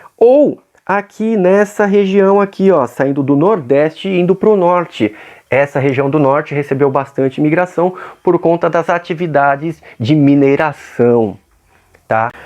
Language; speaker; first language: Portuguese; native; Portuguese